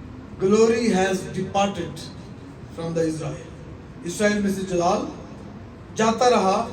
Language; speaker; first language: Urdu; native; Urdu